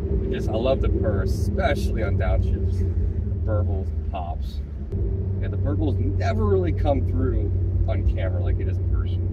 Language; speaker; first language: English; native; English